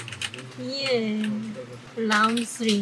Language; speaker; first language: Chinese; non-native, learner; Korean